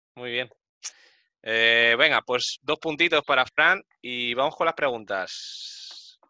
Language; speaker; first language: Spanish; native; Spanish